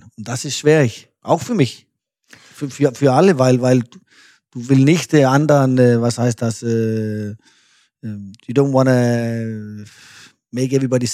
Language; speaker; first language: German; non-native, fluent; Danish